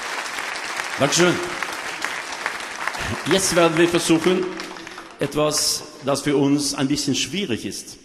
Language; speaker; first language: German; non-native, learner; Norwegian